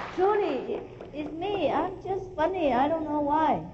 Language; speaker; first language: English; non-native, fluent; Vietnamese